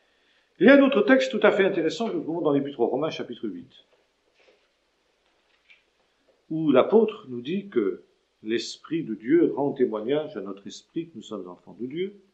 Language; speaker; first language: French; native; French